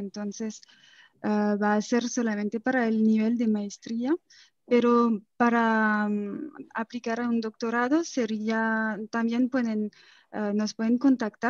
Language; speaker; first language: Spanish; non-native, fluent; French